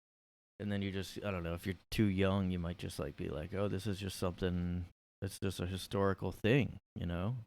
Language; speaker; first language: English; native; English